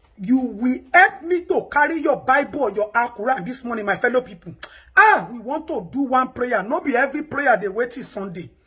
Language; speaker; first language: Nigerian Pidgin; non-native, local second language; Yoruba